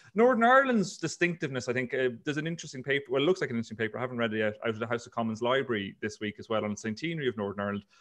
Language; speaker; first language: English; native; English